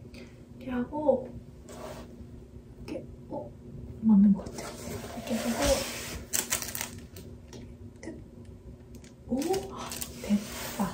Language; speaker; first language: Korean; non-native, fluent; Japanese